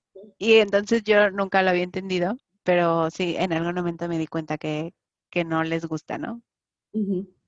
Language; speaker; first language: Spanish; native; Spanish